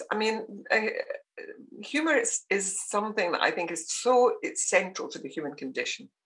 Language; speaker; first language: English; native; English